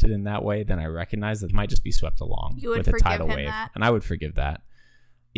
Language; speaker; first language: English; native; English